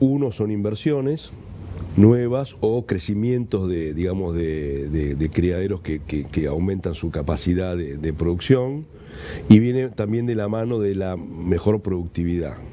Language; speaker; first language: Spanish; native; Spanish